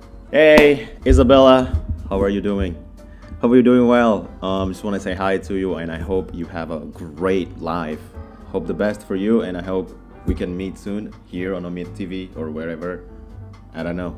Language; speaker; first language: English; non-native, fluent; Indonesian